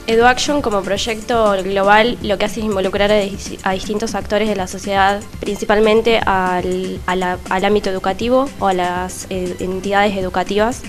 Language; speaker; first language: Spanish; native; Spanish